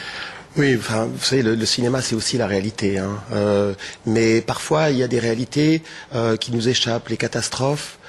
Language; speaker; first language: French; native; French